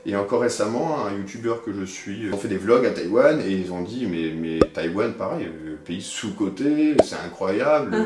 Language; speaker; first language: French; native; French